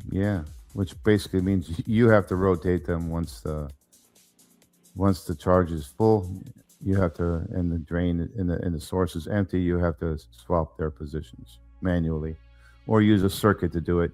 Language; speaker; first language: English; native; English